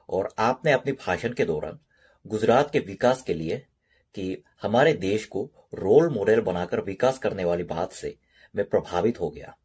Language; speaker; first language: Hindi; non-native, learner; Korean